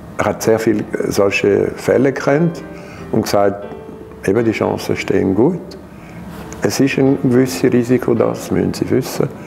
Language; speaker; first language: German; non-native, local second language; French